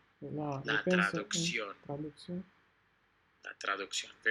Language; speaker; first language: Spanish; non-native, fluent; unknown